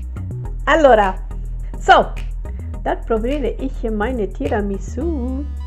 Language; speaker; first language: German; non-native, learner; Italian